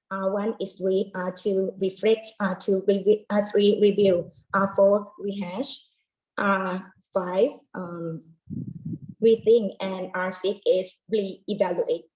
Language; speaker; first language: English; non-native, learner; Thai